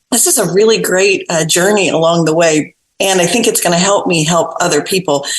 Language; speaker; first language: English; native; English